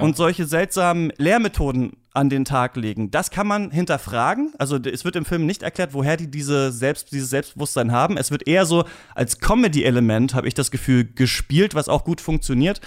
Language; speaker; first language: German; native; German